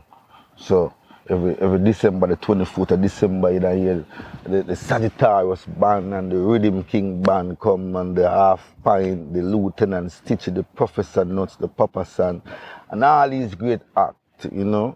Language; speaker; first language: English; non-native, local second language; Jamaican Creole English